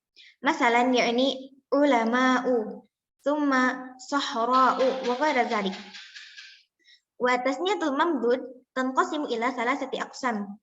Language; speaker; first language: Arabic; non-native, learner; Indonesian